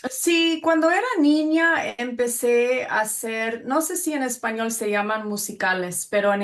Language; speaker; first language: Spanish; early bilingual, other home language; English